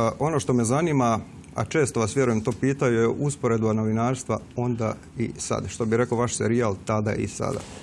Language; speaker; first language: Croatian; native; Croatian